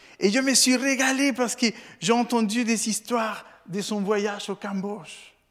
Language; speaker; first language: French; non-native, fluent; Spanish